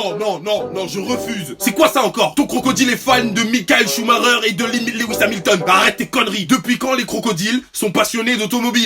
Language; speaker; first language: French; native; French